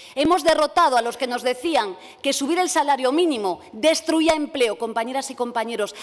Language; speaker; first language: Spanish; native; Spanish